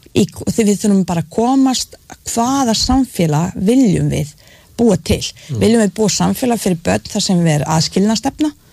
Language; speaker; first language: Icelandic; non-native, fluent; Bosnian